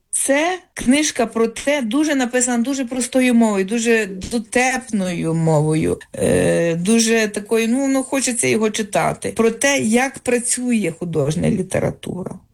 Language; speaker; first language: Ukrainian; native; Ukrainian